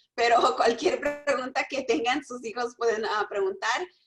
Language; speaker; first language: Spanish; early bilingual, other home language; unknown